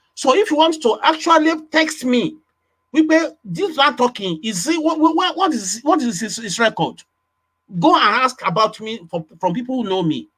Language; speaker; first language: English; non-native, local second language; Yoruba